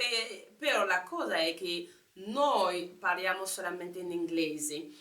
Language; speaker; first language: Italian; non-native, learner; French